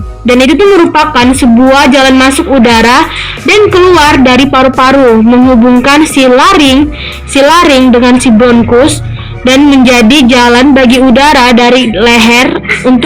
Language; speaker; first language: Indonesian; native; Indonesian